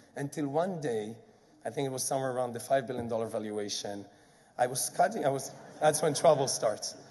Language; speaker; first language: English; non-native, fluent; Hebrew